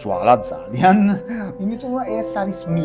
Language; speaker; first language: Georgian; non-native, learner; Italian